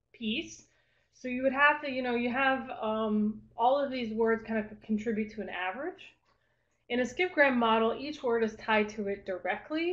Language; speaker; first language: English; native; English